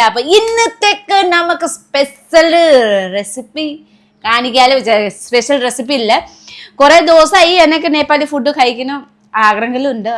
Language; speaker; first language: Malayalam; non-native, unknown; Nepali